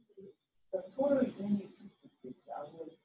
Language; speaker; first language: English; non-native, learner; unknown